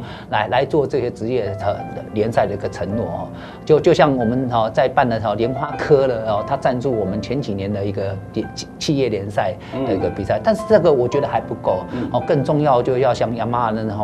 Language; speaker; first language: Chinese; native; Chinese